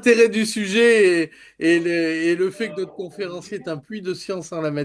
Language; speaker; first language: French; native; French